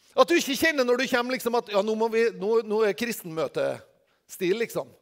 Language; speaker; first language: Norwegian; native; Norwegian